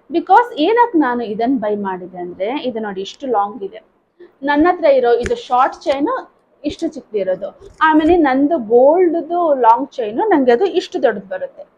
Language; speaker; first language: Kannada; native; Kannada